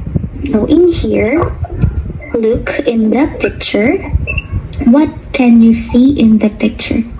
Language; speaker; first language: English; non-native, local second language; Filipino